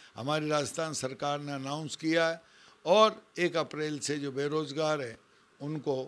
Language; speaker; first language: Hindi; native; Hindi